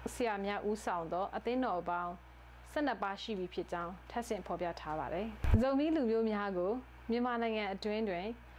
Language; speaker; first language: Burmese; non-native, local second language; Tedim Chin